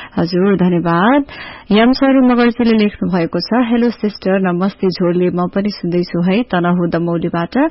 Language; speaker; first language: Nepali; native; Nepali